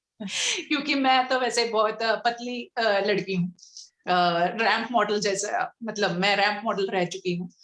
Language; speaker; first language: Hindi; non-native, local second language; Bangla